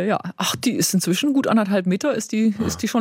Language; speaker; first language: German; native; German